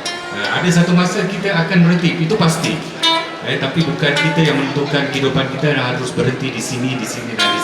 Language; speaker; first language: Malay; native; Malay